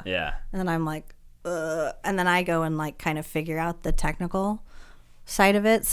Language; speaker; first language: English; native; English